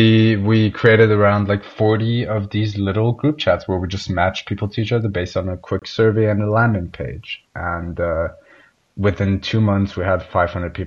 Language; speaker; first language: English; non-native, fluent; Persian